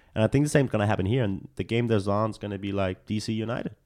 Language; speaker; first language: English; non-native, fluent; Danish